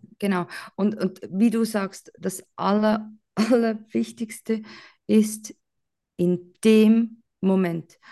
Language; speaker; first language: German; native; German